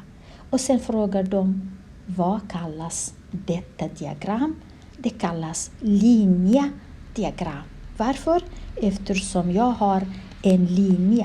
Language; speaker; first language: Swedish; non-native, learner; Kurdish